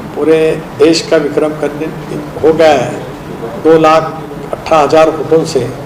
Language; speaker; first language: Hindi; non-native, local second language; Marathi